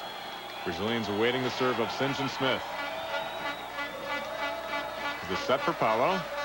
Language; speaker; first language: English; native; English